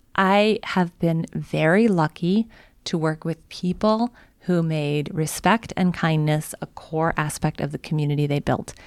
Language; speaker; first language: English; native; English